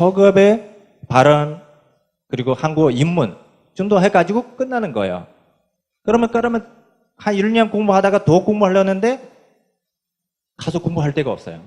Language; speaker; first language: Korean; non-native, fluent; Chinese